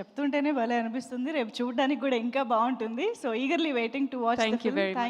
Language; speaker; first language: Telugu; native; Telugu